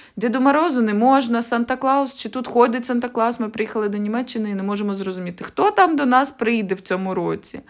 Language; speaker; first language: Ukrainian; native; Ukrainian